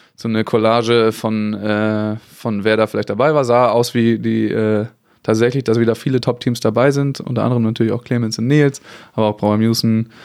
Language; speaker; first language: German; native; German